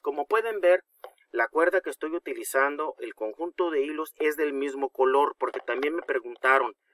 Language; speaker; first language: Spanish; native; Spanish